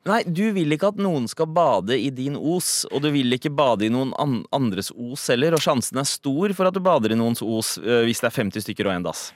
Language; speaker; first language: Norwegian; early bilingual, other home language; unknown